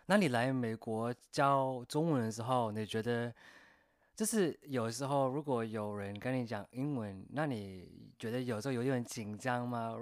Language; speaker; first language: Chinese; non-native, fluent; English